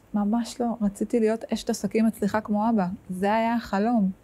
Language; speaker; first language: Hebrew; native; Hebrew